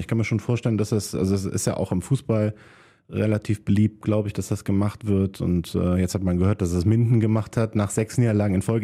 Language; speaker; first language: German; native; German